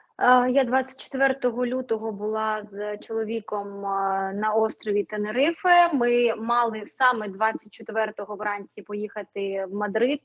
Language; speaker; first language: Ukrainian; non-native, local second language; Russian